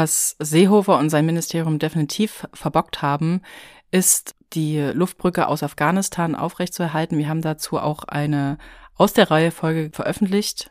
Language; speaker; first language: German; native; German